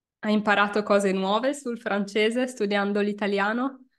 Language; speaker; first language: Italian; native; Italian